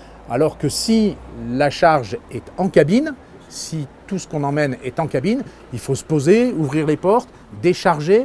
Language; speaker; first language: French; native; French